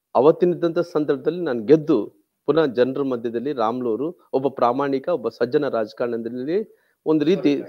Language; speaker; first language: Kannada; non-native, local second language; Telugu